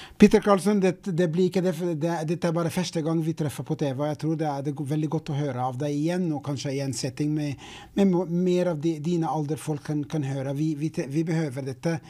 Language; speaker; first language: Norwegian; non-native, fluent; English